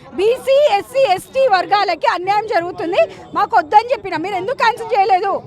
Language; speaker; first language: Telugu; native; Telugu